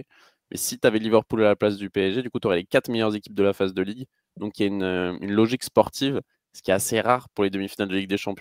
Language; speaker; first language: French; native; French